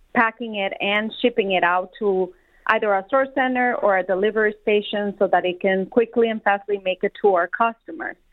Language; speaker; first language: English; non-native, fluent; Spanish